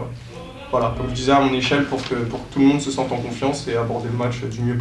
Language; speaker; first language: French; native; French